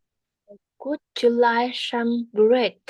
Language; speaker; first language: English; non-native, learner; Vietnamese